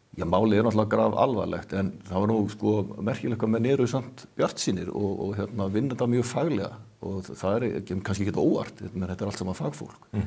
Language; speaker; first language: Icelandic; native; Icelandic